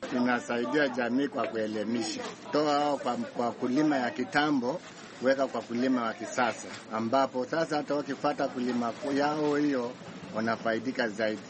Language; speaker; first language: Swahili; non-native, local second language; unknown